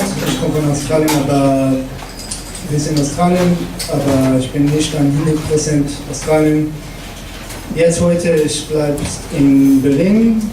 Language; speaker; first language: German; non-native, learner; English